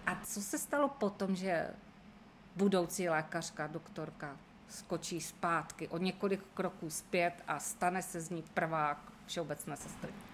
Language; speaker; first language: Czech; native; Czech